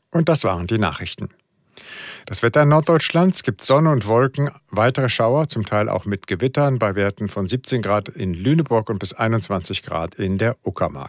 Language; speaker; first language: German; native; German